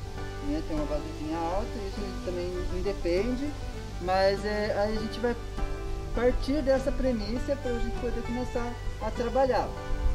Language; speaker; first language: Portuguese; native; Portuguese